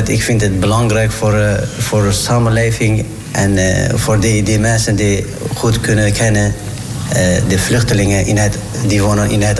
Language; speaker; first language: Dutch; non-native, learner; Turkish